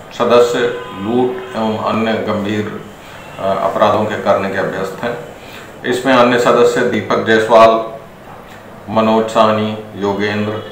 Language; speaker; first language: Hindi; native; Hindi